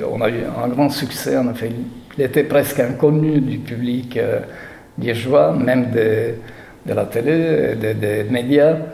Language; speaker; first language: French; non-native, fluent; Italian